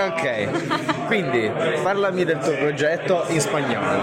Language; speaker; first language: Italian; native; Italian